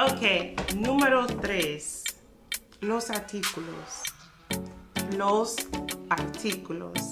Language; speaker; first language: Spanish; non-native, fluent; English